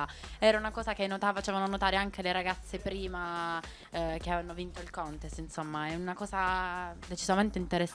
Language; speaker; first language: Italian; native; Italian